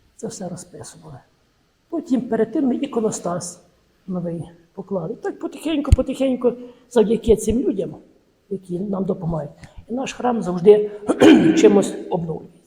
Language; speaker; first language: Ukrainian; native; Ukrainian